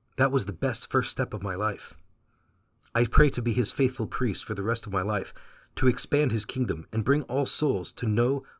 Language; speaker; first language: English; early bilingual, other home language; Vietnamese